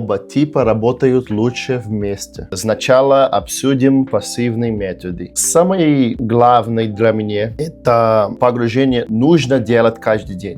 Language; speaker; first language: Russian; non-native, learner; Portuguese